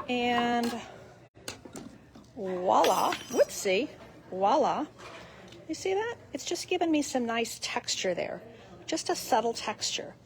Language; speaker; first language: English; native; English